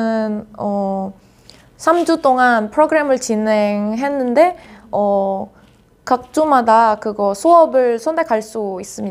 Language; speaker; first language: Korean; non-native, fluent; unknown